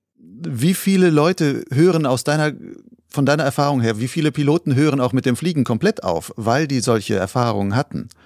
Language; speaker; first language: German; native; German